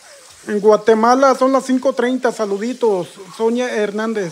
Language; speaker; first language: Spanish; native; Spanish